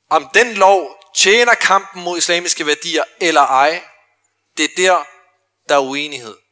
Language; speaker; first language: Danish; early bilingual, other home language; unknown